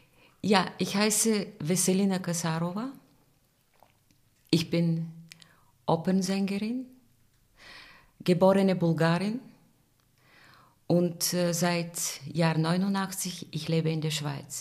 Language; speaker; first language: German; non-native, fluent; Bulgarian